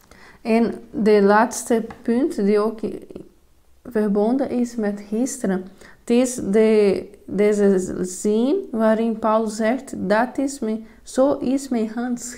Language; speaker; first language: Dutch; non-native, fluent; Portuguese